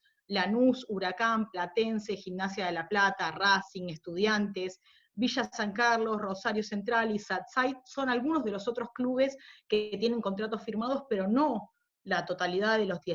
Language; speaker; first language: Spanish; native; Spanish